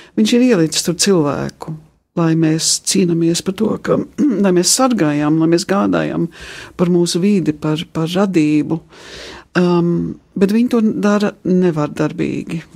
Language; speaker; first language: Latvian; early bilingual, heritage; Latvian